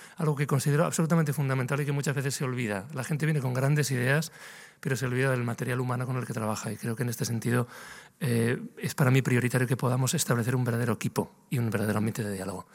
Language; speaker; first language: Spanish; native; Spanish